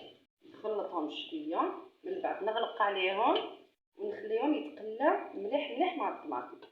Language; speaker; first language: Arabic; native; Arabic